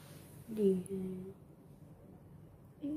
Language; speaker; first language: Chinese; non-native, learner; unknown